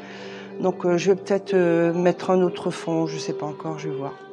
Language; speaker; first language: French; native; French